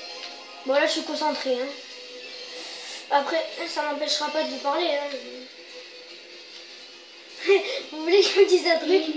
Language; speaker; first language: French; native; French